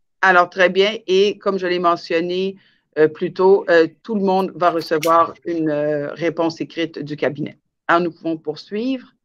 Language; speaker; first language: French; native; French